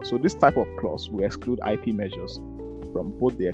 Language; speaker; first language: English; non-native, local second language; Yoruba